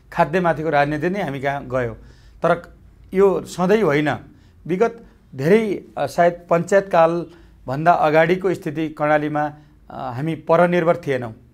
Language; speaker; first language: Nepali; native; Nepali